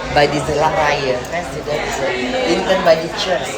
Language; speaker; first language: German; non-native, learner; Indonesian